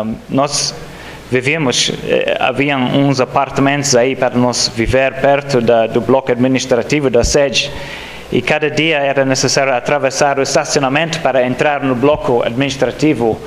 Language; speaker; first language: Portuguese; non-native, fluent; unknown